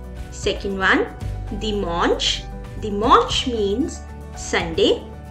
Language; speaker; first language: English; non-native, local second language; Hindi